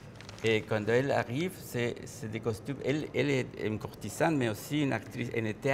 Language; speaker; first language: French; non-native, fluent; Spanish